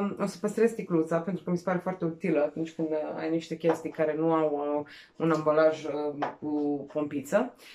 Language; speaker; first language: Romanian; non-native, local second language; Serbian